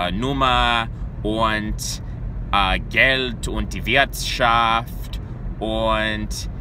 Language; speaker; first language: German; non-native, learner; English